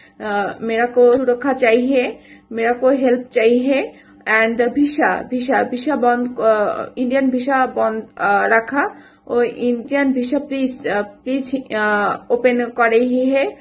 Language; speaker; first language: Hindi; non-native, learner; Bangla